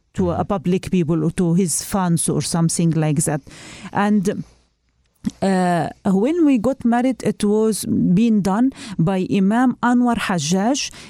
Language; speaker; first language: English; non-native, learner; Arabic